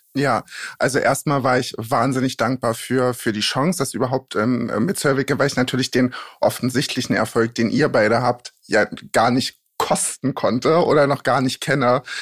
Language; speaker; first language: German; native; German